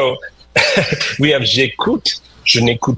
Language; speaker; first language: French; non-native, fluent; English